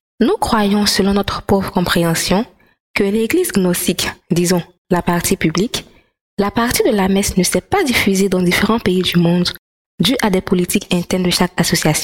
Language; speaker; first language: French; non-native, fluent; Spanish